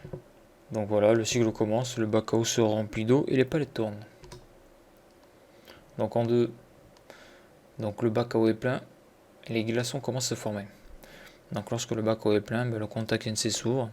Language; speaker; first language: French; native; French